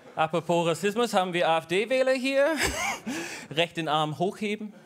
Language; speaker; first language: German; non-native, fluent; English